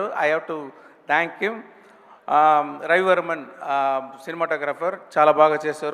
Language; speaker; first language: Telugu; non-native, learner; Tamil